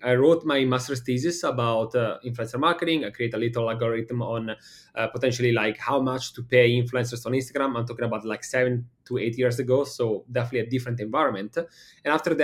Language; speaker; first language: English; non-native, fluent; Italian